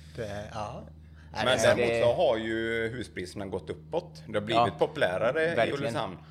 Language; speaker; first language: Swedish; native; Swedish